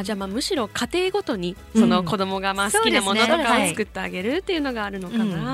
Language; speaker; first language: Japanese; native; Japanese